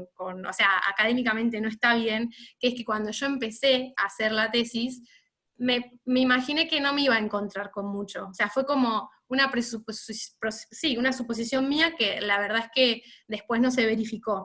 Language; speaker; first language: Spanish; native; Spanish